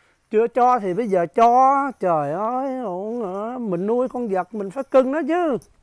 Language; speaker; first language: Vietnamese; native; Vietnamese